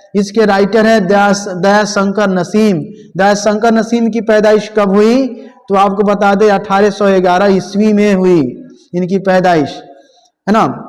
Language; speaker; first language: Hindi; native; Hindi